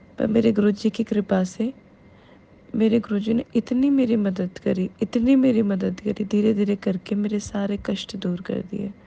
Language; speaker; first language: Hindi; native; Hindi